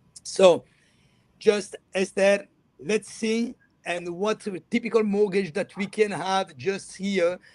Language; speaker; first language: English; non-native, fluent; French